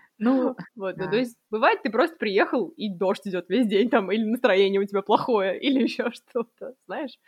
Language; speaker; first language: Russian; native; Russian